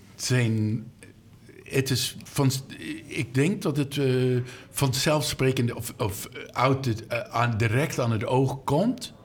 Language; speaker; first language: Dutch; non-native, learner; English